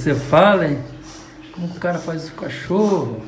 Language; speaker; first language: Portuguese; native; Portuguese